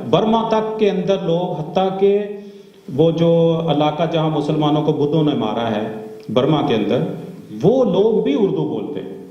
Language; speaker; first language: Urdu; non-native, local second language; Punjabi